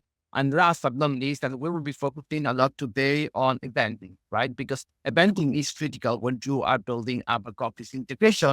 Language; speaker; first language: English; non-native, fluent; Spanish